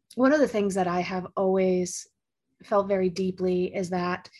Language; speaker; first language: English; early bilingual, other home language; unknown